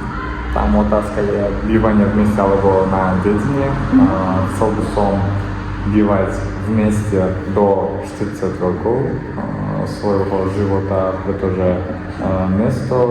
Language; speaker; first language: Slovak; non-native, learner; Kazakh